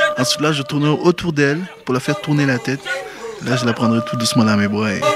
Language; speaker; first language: French; early bilingual, other home language; Bambara